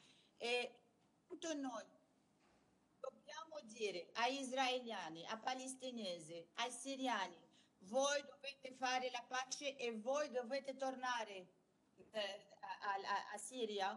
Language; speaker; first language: Italian; non-native, learner; Arabic